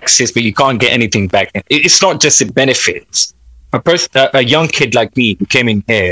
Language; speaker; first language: English; non-native, local second language; Urdu